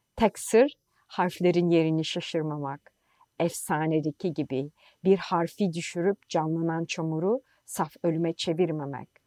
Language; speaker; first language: English; non-native, fluent; Turkish